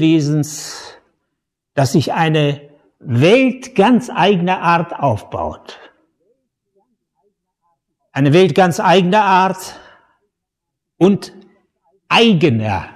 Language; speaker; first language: German; native; German